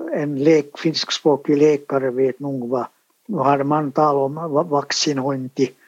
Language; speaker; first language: Swedish; native; Swedish